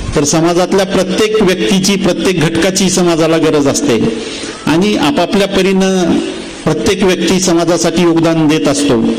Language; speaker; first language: Marathi; native; Marathi